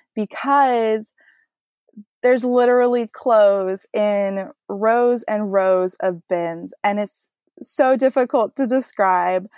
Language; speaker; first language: English; native; English